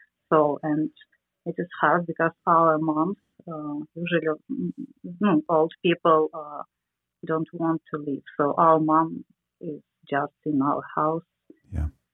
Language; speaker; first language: English; non-native, learner; Russian